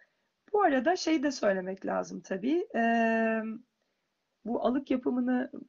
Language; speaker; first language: Turkish; native; Turkish